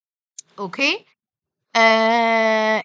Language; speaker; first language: English; non-native, local second language; Arabic